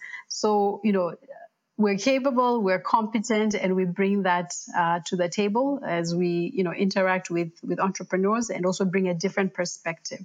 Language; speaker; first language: English; non-native, local second language; Shona